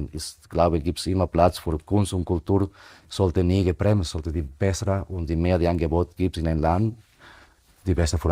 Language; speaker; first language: German; non-native, fluent; Spanish